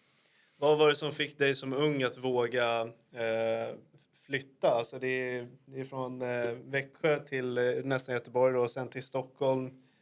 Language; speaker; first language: Swedish; native; Swedish